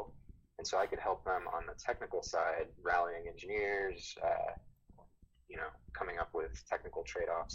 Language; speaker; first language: English; native; English